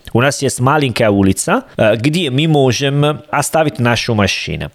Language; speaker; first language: Russian; non-native, learner; Italian